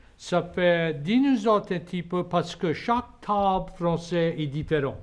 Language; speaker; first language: French; native; French